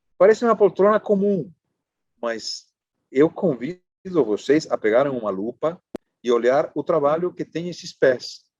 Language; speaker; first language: Portuguese; non-native, fluent; Spanish